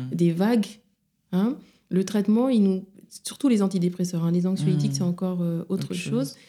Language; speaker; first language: French; non-native, local second language; Wolof